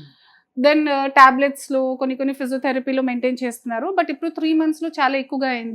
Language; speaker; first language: Telugu; non-native, fluent; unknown